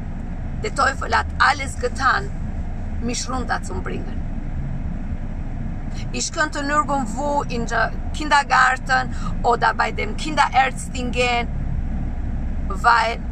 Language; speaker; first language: German; non-native, learner; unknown